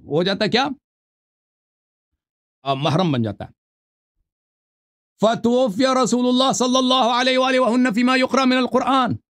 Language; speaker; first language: Urdu; non-native, local second language; Punjabi